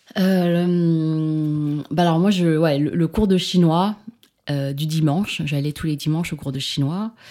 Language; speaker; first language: French; early bilingual, other home language; Chinese